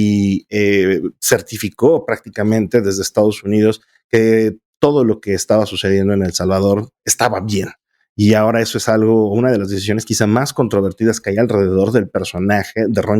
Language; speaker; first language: Spanish; native; Spanish